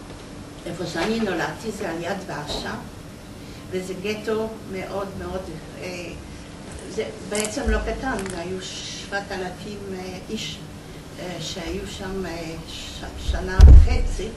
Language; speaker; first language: Hebrew; non-native, fluent; Polish